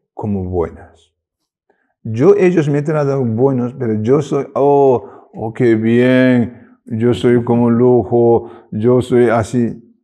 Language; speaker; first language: Spanish; non-native, learner; Tibetan